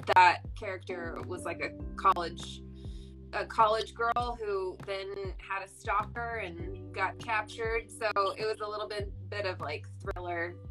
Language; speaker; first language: English; native; English